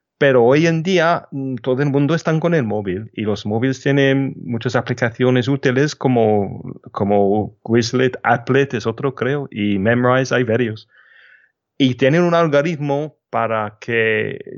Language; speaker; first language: Spanish; non-native, fluent; English